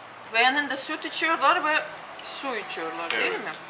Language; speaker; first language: Turkish; non-native, learner; Russian